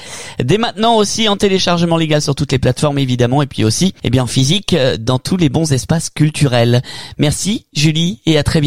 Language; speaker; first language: French; native; French